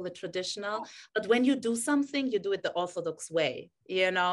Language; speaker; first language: English; non-native, fluent; German